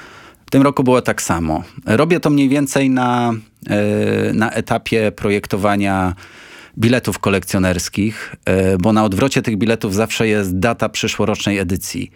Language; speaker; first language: Polish; native; Polish